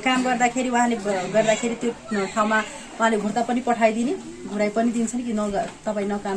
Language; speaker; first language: Nepali; non-native, local second language; Maithili